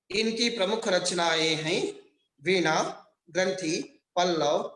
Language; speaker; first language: Hindi; non-native, local second language; Telugu